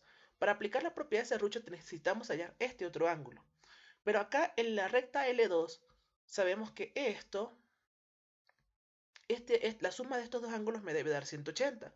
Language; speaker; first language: Spanish; native; Spanish